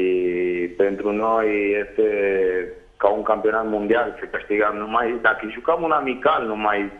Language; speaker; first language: Romanian; non-native, fluent; Spanish